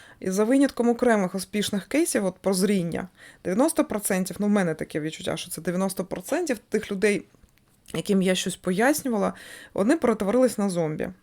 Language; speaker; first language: Ukrainian; non-native, local second language; Russian